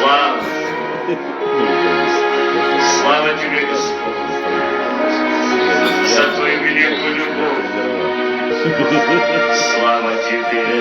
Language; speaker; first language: Russian; native; Russian